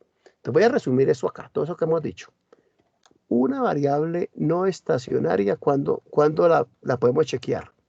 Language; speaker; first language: Spanish; native; Spanish